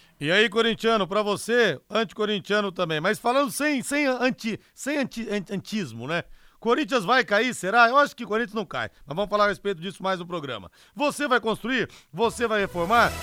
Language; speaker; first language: Portuguese; native; Portuguese